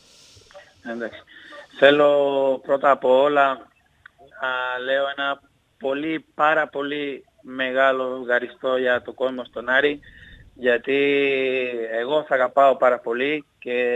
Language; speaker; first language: Greek; non-native, learner; Spanish